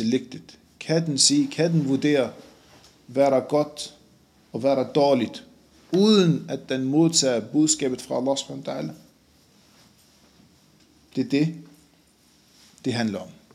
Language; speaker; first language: Danish; non-native, fluent; Arabic